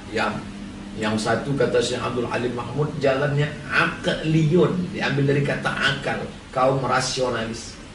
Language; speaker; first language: Indonesian; native; Indonesian